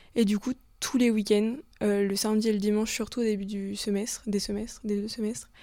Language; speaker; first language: French; native; French